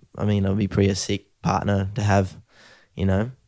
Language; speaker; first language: English; native; English